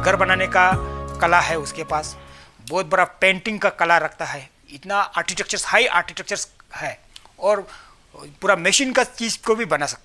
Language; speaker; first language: Hindi; non-native, local second language; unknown